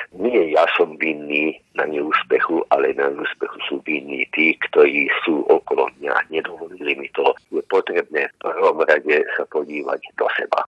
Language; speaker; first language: Slovak; non-native, local second language; Hungarian